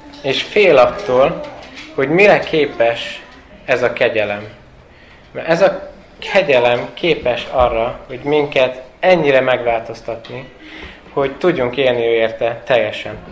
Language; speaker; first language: Hungarian; non-native, fluent; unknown